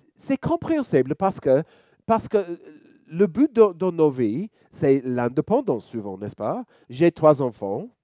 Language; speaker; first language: French; non-native, fluent; English